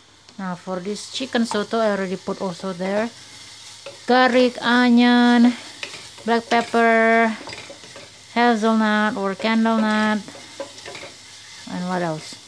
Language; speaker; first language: English; non-native, learner; Indonesian